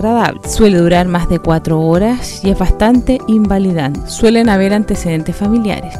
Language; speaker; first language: Spanish; native; Spanish